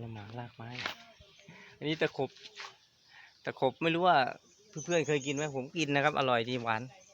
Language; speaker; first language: Thai; native; Thai